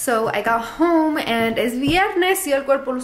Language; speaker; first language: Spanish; early bilingual, heritage; Spanish